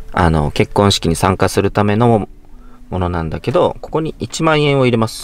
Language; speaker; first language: Japanese; native; Japanese